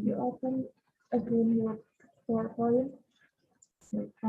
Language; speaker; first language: English; non-native, learner; Indonesian